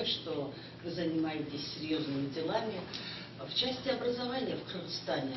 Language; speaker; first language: Russian; non-native, local second language; Kyrgyz